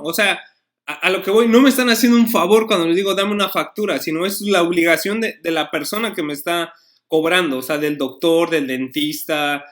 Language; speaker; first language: Spanish; native; Spanish